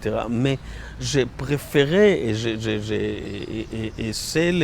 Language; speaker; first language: French; non-native, learner; Hebrew